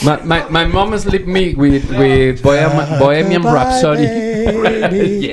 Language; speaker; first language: English; non-native, learner; Spanish